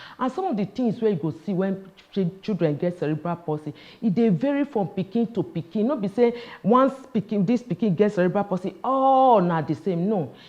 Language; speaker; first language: Nigerian Pidgin; non-native, local second language; Yoruba